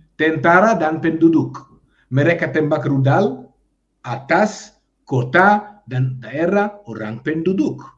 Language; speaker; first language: Indonesian; non-native, fluent; Hebrew